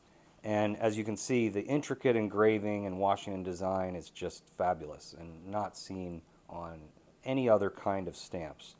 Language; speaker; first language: English; native; English